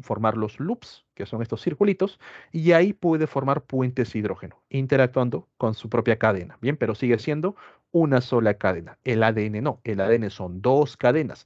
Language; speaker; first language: Spanish; native; Spanish